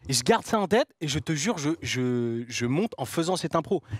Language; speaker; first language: French; native; French